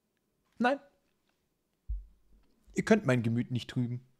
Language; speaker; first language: German; native; German